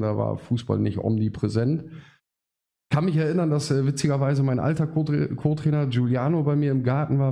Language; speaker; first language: German; native; German